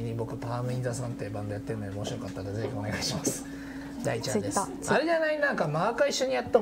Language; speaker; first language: Japanese; native; Japanese